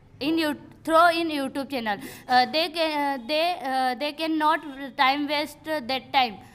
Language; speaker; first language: English; non-native, learner; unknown